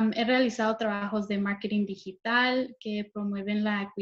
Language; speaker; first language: Spanish; early bilingual, heritage; Spanish